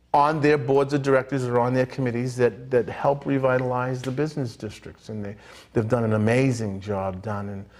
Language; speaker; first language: English; native; English